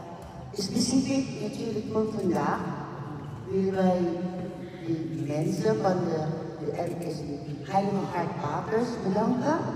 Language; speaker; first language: Dutch; non-native, fluent; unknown